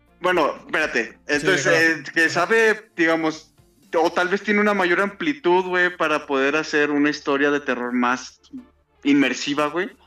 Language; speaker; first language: Spanish; native; Spanish